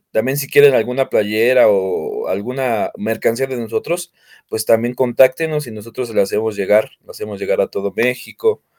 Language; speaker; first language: Spanish; native; Spanish